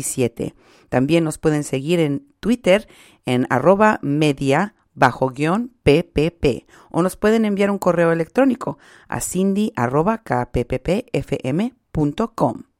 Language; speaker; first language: Spanish; native; Spanish